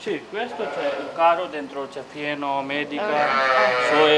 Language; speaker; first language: Italian; non-native, learner; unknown